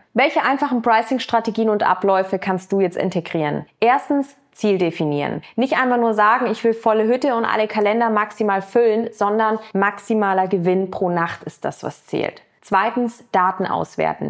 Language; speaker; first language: German; native; German